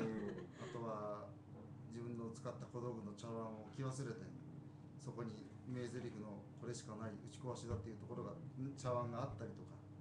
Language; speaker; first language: Japanese; native; Japanese